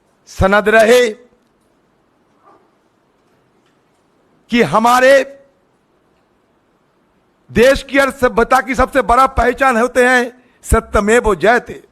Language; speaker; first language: Hindi; non-native, local second language; Bangla